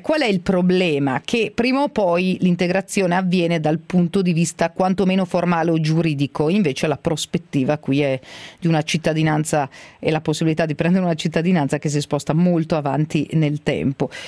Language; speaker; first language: Italian; native; Italian